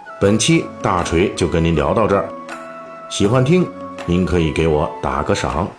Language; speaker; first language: Chinese; native; Chinese